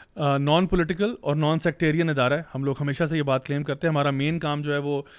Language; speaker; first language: Urdu; native; Urdu